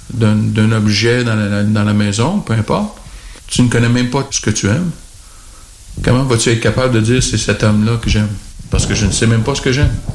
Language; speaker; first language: French; native; French